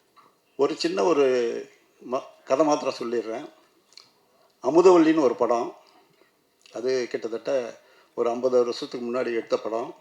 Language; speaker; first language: Tamil; native; Tamil